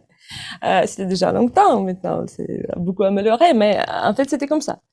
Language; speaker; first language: French; non-native, fluent; Ukrainian